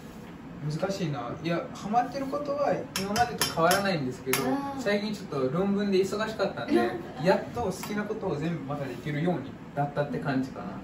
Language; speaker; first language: Japanese; non-native, fluent; English